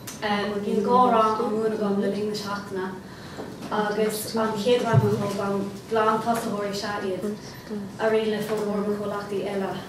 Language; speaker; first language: Irish; non-native, local second language; English